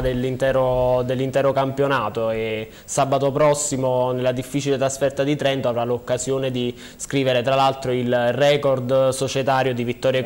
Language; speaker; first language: Italian; native; Italian